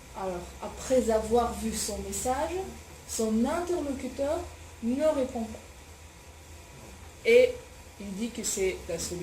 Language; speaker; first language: French; non-native, fluent; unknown